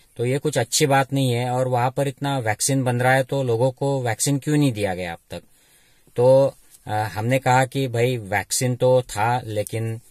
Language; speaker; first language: Hindi; non-native, local second language; Marathi